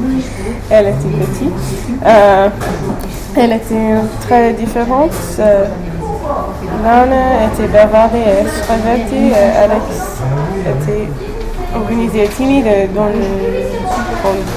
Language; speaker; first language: French; non-native, learner; English